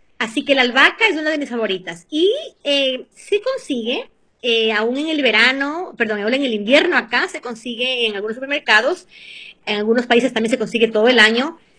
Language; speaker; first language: Spanish; early bilingual, heritage; Spanish